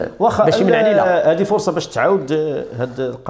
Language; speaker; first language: Arabic; native; Arabic